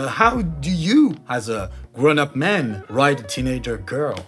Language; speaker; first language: English; non-native, fluent; French